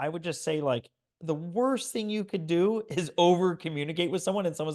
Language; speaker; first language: English; native; English